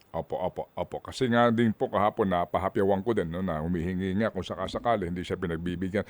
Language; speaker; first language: Filipino; native; Filipino